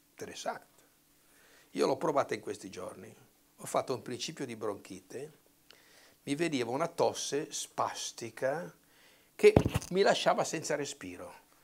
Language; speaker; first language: Italian; native; Italian